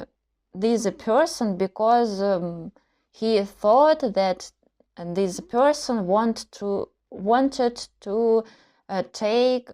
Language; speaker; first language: English; non-native, learner; Russian